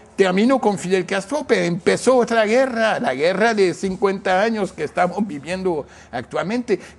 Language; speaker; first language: Spanish; non-native, fluent; English